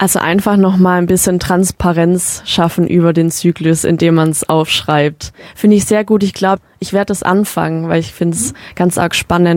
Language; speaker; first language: German; native; German